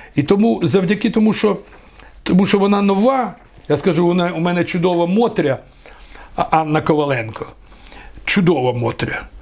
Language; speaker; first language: Ukrainian; native; Ukrainian